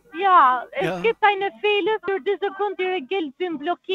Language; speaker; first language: German; non-native, learner; Italian